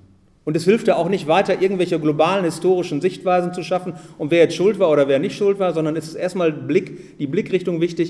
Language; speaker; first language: German; native; German